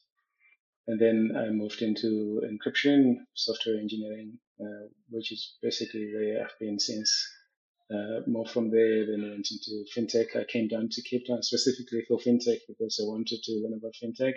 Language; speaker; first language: English; non-native, local second language; Swati